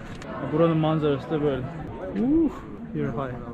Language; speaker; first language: Turkish; native; Turkish